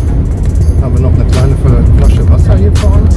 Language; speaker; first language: German; native; German